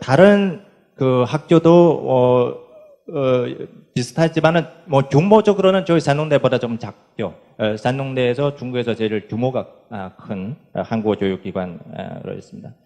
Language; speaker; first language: Korean; non-native, fluent; Chinese